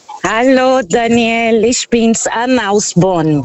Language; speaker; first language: German; non-native, fluent; Portuguese